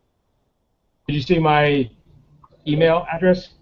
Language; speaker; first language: English; native; English